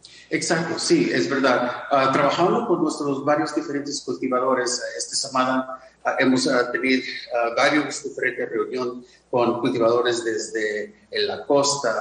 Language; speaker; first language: Spanish; non-native, fluent; English